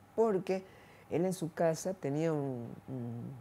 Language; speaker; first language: Spanish; native; Spanish